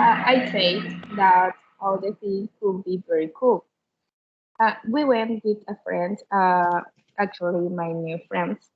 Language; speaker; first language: English; non-native, learner; Spanish